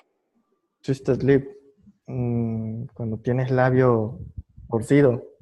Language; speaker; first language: Spanish; native; Spanish